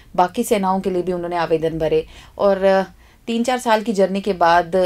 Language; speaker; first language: Hindi; native; Hindi